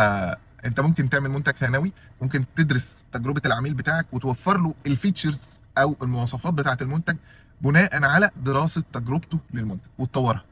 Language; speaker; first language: Arabic; native; Arabic